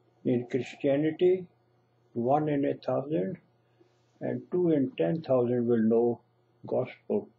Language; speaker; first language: English; non-native, local second language; Punjabi